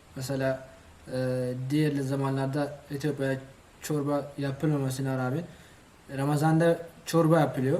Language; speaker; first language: Turkish; non-native, fluent; Oromo